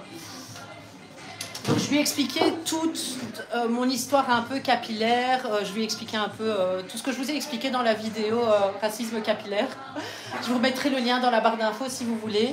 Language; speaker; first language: French; native; French